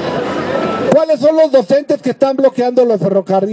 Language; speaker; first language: Spanish; native; Spanish